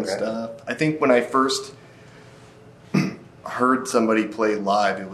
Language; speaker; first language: English; native; English